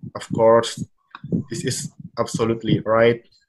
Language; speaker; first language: English; non-native, fluent; Indonesian